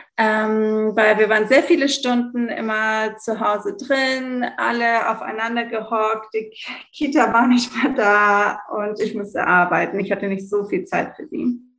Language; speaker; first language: German; early bilingual, heritage; German